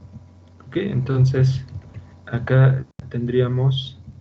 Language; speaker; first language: Spanish; native; Spanish